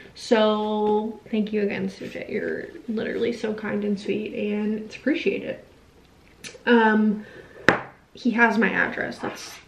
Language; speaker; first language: English; native; English